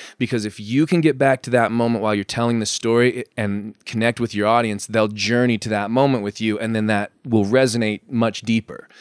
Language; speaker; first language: English; native; English